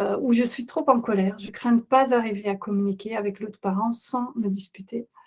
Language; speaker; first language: French; non-native, fluent; Dutch